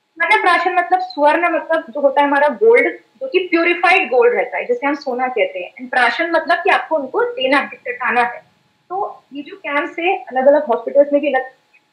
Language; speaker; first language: Hindi; native; Hindi